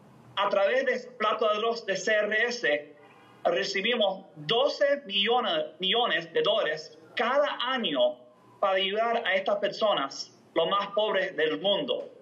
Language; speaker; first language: Spanish; non-native, fluent; English